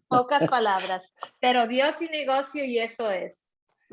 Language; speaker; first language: Spanish; early bilingual, heritage; Spanish